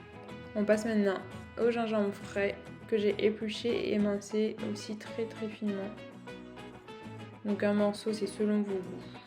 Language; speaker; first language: French; native; French